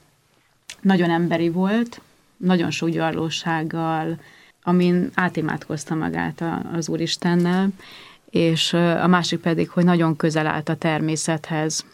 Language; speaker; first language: Hungarian; native; Hungarian